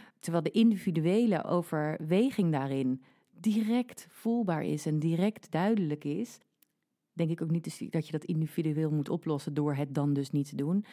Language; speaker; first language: Dutch; native; Dutch